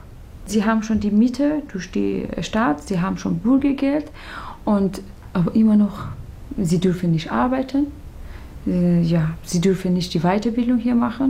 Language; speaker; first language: German; non-native, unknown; Persian